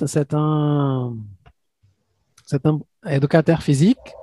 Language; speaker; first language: French; non-native, fluent; Portuguese